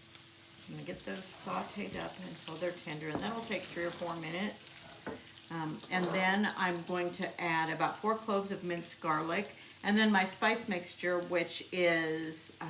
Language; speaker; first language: English; native; English